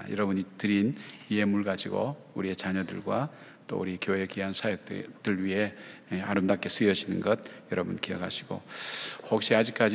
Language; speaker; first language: Korean; native; Korean